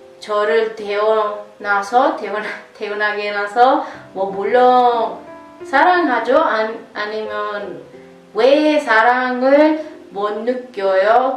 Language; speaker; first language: Korean; non-native, learner; Italian